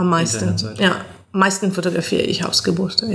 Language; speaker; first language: German; non-native, fluent; Italian